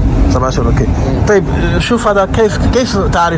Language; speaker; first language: Arabic; non-native, learner; French